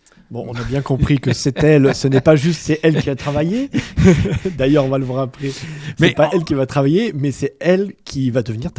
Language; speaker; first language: French; native; French